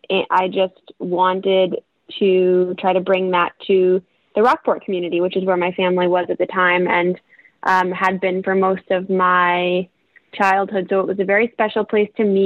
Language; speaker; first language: English; native; English